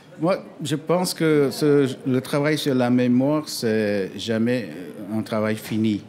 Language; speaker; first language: French; non-native, fluent; Khmer